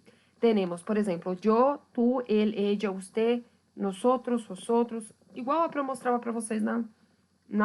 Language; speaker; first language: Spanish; non-native, fluent; Portuguese